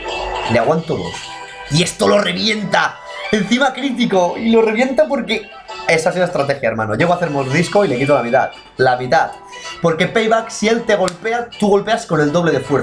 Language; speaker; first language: Spanish; native; Spanish